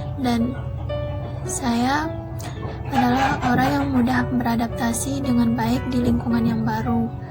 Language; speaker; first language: Indonesian; non-native, local second language; Sasak